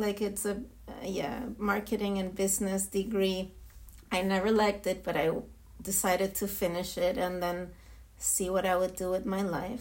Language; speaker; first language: English; non-native, fluent; Spanish